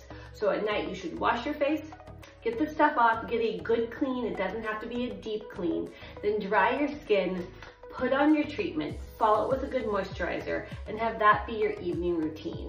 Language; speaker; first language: English; native; English